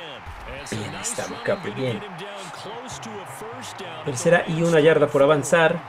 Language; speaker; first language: Spanish; native; Spanish